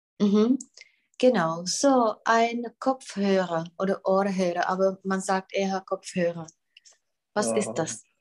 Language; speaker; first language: German; non-native, fluent; Czech